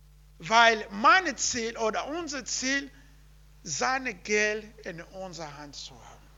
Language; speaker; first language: German; non-native, learner; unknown